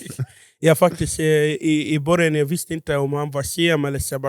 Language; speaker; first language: Swedish; non-native, fluent; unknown